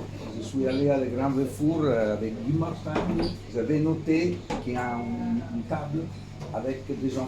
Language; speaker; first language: French; non-native, fluent; Italian